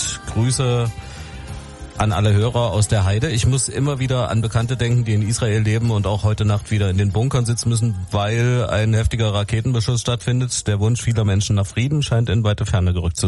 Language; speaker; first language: German; native; German